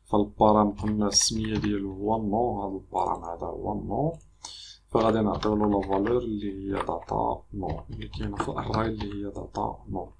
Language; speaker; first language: Arabic; native; Arabic